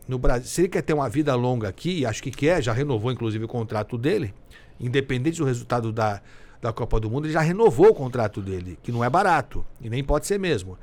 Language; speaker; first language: Portuguese; native; Portuguese